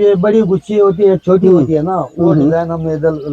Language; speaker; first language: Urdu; non-native, local second language; Shina